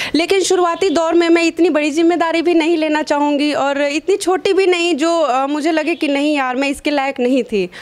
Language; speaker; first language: Hindi; native; Hindi